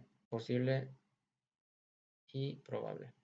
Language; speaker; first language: Spanish; native; Spanish